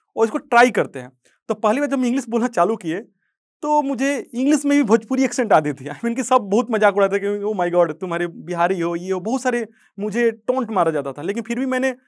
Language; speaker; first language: Hindi; native; Hindi